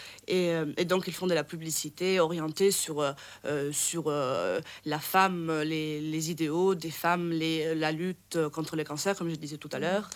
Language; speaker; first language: French; non-native, fluent; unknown